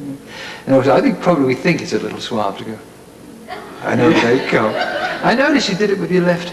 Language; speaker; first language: English; native; English